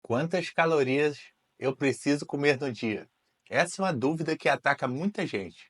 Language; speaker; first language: Portuguese; native; Portuguese